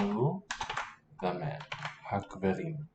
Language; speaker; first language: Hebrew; non-native, learner; English